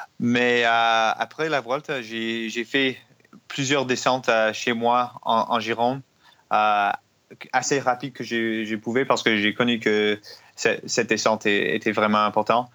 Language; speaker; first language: French; non-native, learner; English